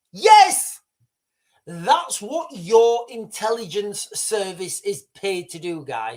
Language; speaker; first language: English; native; English